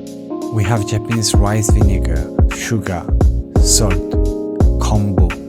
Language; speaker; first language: English; non-native, fluent; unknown